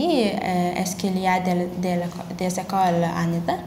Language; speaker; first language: French; non-native, learner; Lithuanian